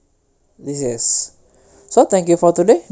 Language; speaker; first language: English; non-native, fluent; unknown